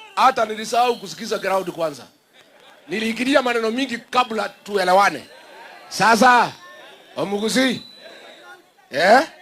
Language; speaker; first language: Swahili; non-native, local second language; Kikuyu